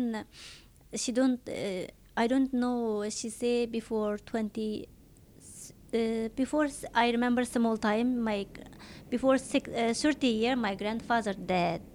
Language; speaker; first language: English; non-native, learner; Chinese